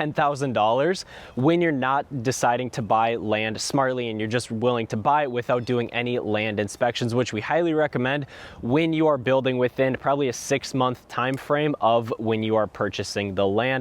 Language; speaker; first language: English; native; English